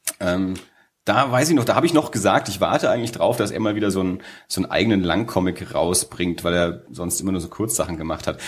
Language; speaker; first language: German; native; German